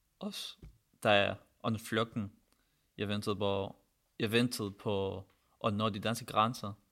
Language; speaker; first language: Danish; non-native, fluent; Arabic